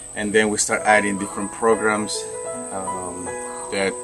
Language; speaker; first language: English; non-native, fluent; Spanish